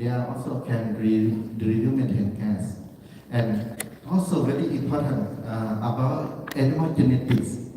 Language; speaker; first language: English; non-native, learner; Thai